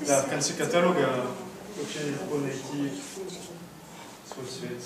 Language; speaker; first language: Russian; non-native, learner; French